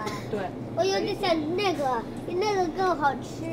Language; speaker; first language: Chinese; early bilingual, heritage; Chinese